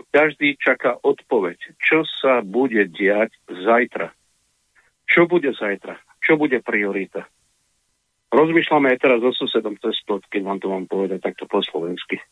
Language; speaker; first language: Slovak; non-native, fluent; Russian